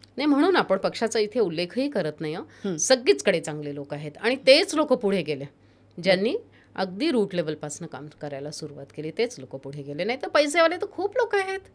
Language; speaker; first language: Marathi; non-native, local second language; Hindi